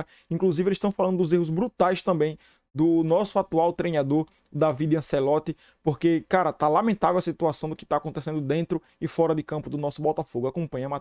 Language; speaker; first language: Portuguese; native; Portuguese